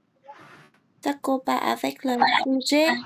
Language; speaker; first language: French; non-native, learner; English